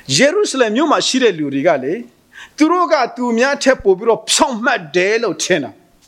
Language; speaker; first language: Burmese; non-native, local second language; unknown